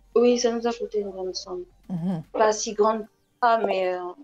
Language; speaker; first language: French; non-native, local second language; Lingala